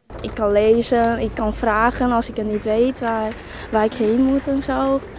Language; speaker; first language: Dutch; non-native, learner; Thai